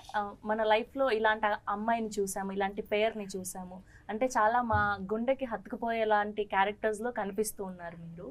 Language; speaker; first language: Telugu; native; Telugu